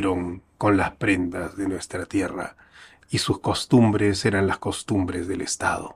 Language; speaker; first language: Spanish; native; Spanish